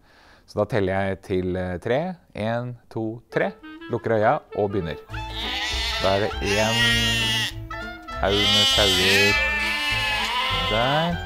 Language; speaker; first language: Norwegian; native; Norwegian